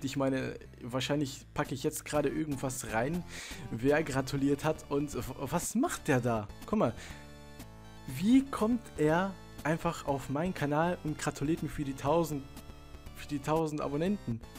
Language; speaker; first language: German; native; German